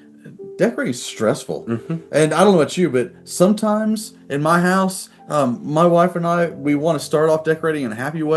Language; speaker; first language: English; native; English